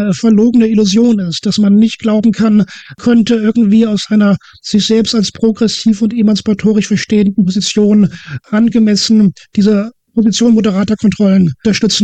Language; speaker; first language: German; native; German